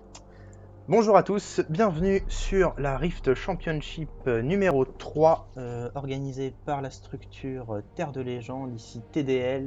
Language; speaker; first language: French; native; French